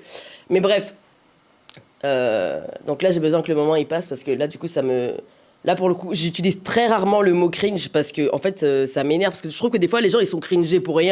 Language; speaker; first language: French; native; French